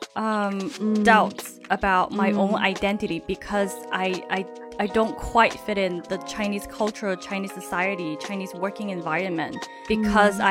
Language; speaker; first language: English; non-native, fluent; Chinese